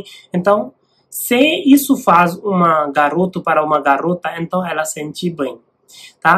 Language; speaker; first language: Portuguese; non-native, learner; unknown